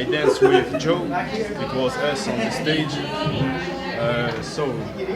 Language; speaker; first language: English; non-native, learner; French